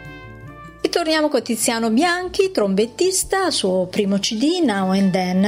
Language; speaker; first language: Italian; native; Italian